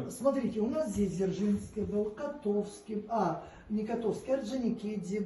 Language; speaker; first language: Russian; native; Russian